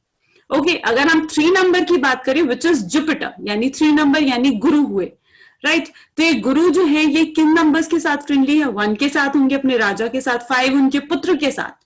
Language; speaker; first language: Hindi; native; Hindi